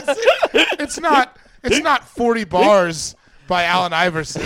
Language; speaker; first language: English; native; English